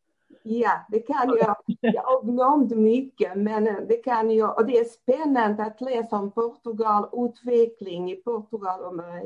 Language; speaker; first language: Swedish; non-native, fluent; Portuguese